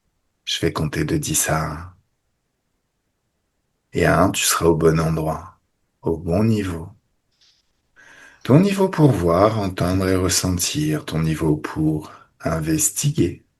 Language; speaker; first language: French; native; French